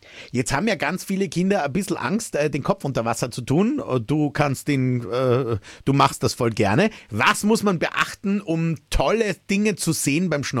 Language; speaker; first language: German; native; German